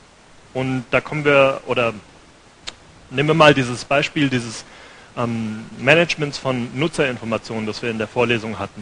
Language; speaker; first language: German; native; German